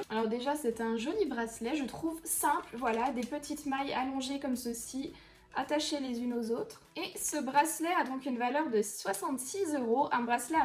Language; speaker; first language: French; native; French